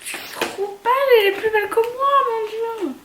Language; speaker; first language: French; native; French